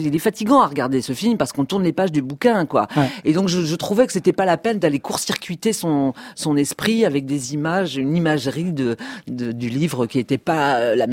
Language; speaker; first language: French; native; French